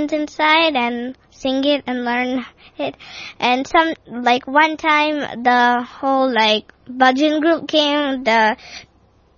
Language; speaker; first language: English; native; English